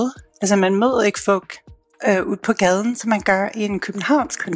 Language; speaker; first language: Danish; non-native, fluent; English